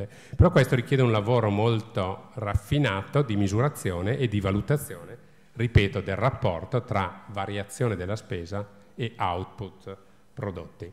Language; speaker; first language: Italian; native; Italian